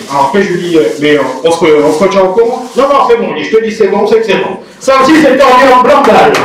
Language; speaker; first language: French; native; French